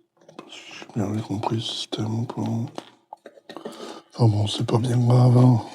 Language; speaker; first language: French; native; French